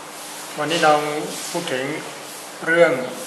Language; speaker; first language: Thai; non-native, fluent; Burmese